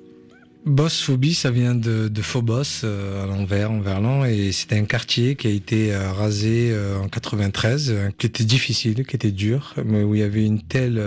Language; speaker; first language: French; native; French